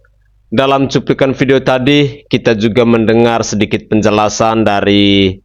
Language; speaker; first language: Indonesian; native; Indonesian